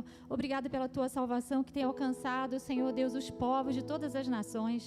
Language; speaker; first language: Portuguese; native; Portuguese